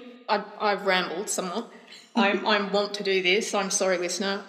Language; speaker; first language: English; native; English